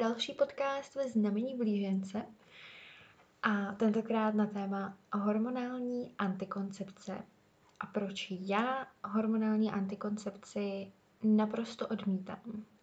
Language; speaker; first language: Czech; native; Czech